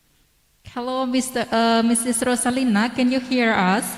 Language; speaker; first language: English; non-native, learner; Indonesian